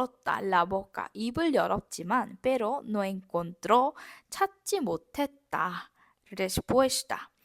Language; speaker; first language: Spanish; non-native, fluent; Korean